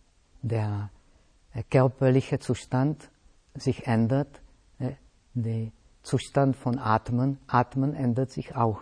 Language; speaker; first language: German; non-native, fluent; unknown